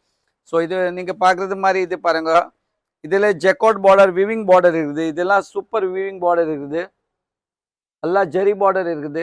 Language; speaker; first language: Tamil; non-native, fluent; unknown